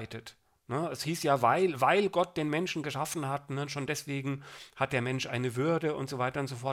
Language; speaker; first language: German; native; German